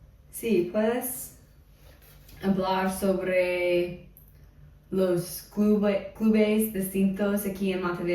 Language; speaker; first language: Spanish; non-native, fluent; English